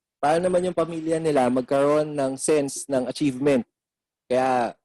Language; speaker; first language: Filipino; non-native, local second language; Iloko